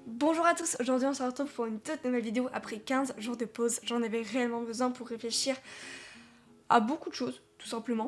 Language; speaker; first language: French; native; French